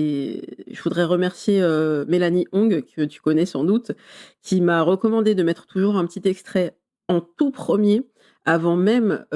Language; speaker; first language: French; native; French